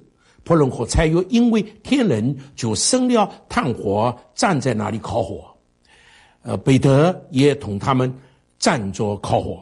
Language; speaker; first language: Chinese; native; Chinese